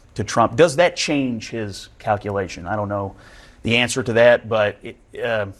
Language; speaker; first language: English; native; English